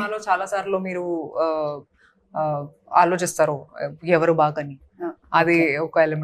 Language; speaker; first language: Telugu; non-native, local second language; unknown